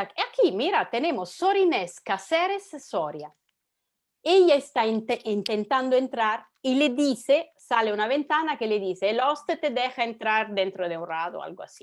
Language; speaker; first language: Spanish; non-native, fluent; Italian